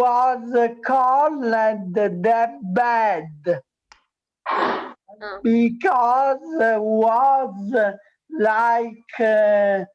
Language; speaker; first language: English; non-native, learner; Italian